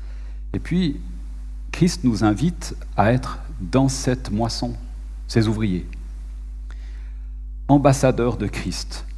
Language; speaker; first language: French; native; French